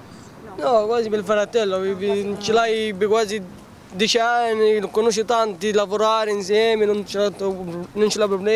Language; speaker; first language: Italian; non-native, learner; Arabic